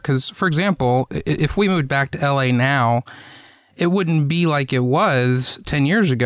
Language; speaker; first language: English; native; English